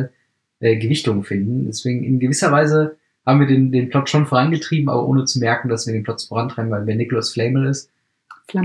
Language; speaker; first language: German; native; German